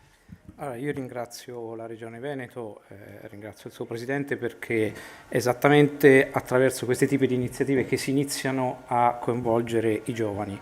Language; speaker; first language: Italian; native; Italian